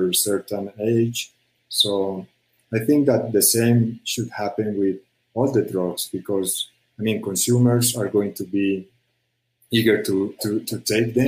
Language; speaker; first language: English; non-native, fluent; Spanish